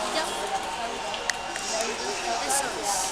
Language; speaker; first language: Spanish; early bilingual, other home language; Dutch